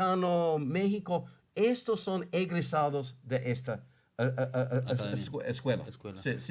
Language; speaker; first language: Spanish; non-native, fluent; English